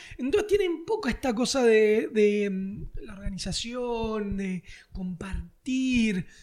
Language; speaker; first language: Spanish; native; Spanish